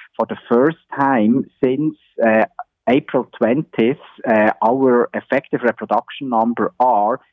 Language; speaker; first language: English; non-native, fluent; German